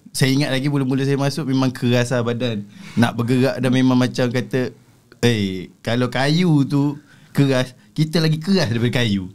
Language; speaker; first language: Malay; native; Malay